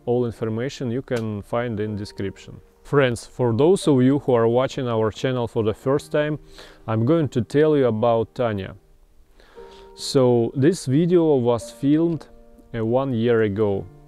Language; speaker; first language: English; non-native, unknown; Russian